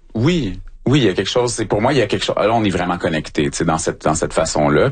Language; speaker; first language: French; native; French